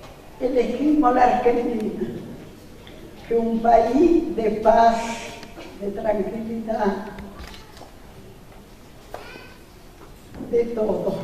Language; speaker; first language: Spanish; non-native, learner; Italian